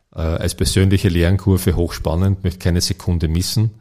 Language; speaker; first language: German; native; German